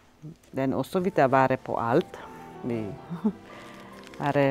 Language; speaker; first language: Norwegian; non-native, fluent; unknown